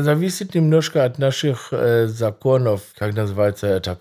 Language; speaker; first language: Russian; non-native, fluent; German